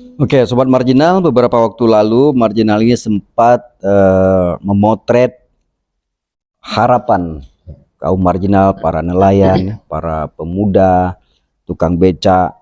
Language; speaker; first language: Indonesian; native; Indonesian